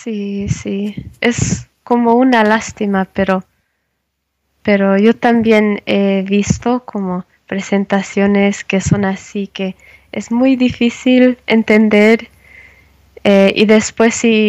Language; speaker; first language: Spanish; non-native, learner; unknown